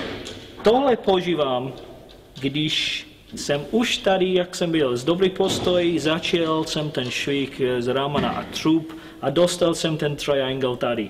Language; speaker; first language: Czech; non-native, learner; English